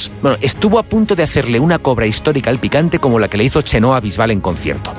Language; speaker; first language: Spanish; native; Spanish